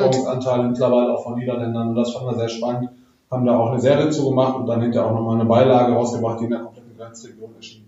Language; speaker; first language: German; native; German